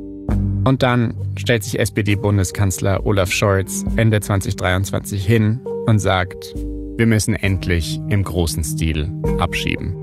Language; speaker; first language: German; native; German